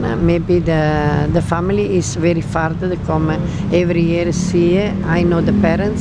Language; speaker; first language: English; non-native, learner; Italian